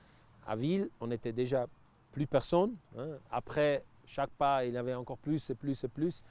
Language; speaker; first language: French; non-native, local second language; Italian